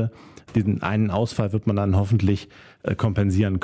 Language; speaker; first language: German; native; German